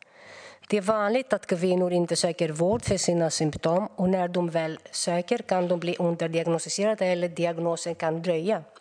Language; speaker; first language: Swedish; non-native, fluent; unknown